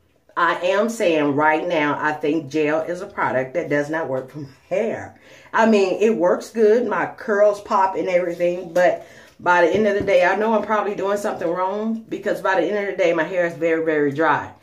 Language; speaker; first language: English; native; English